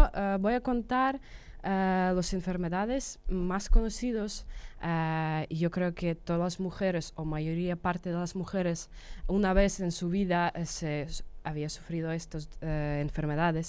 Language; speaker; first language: Spanish; non-native, fluent; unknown